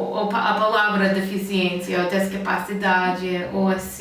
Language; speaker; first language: Portuguese; non-native, fluent; English